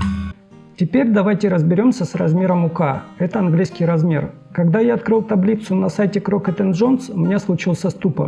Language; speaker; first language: Russian; native; Russian